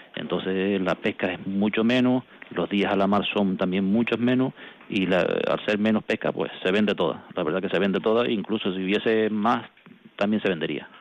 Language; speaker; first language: Spanish; native; Spanish